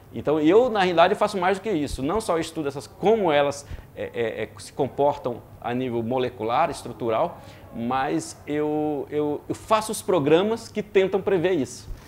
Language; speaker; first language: Portuguese; early bilingual, other home language; French